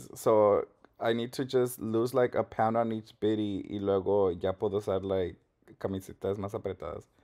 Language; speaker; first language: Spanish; early bilingual, heritage; Spanish